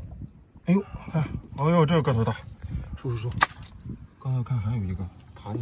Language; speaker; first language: Chinese; native; Chinese